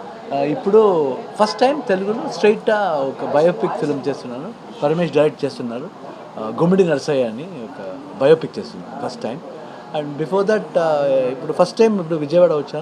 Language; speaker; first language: Telugu; non-native, fluent; Kannada